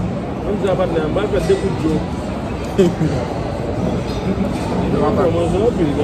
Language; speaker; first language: French; non-native, learner; Haitian Creole